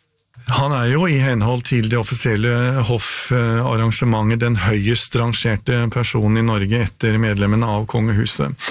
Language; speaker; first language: Norwegian; native; Norwegian